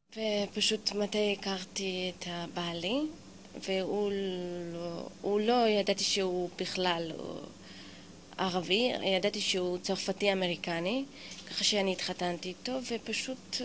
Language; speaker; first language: Hebrew; non-native, fluent; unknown